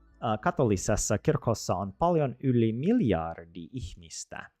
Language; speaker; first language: Finnish; non-native, learner; English